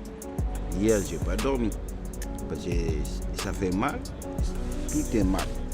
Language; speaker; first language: French; non-native, learner; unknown